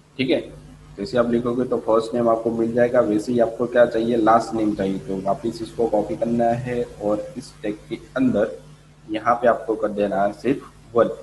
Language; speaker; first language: Hindi; non-native, local second language; Gujarati